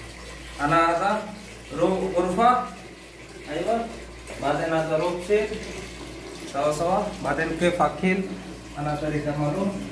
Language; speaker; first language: Arabic; non-native, learner; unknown